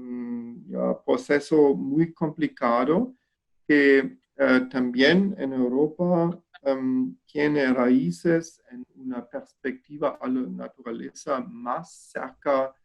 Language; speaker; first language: Spanish; non-native, fluent; German